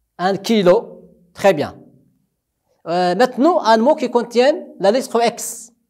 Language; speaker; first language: French; non-native, local second language; Arabic